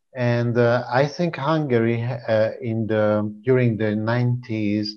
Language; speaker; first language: English; non-native, fluent; Hungarian